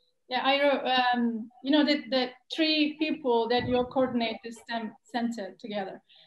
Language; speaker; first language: English; non-native, fluent; Turkish